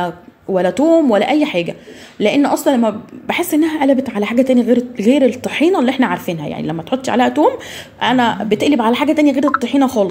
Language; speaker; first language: Arabic; native; Arabic